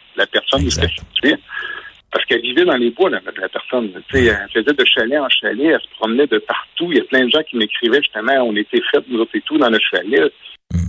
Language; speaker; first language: French; native; French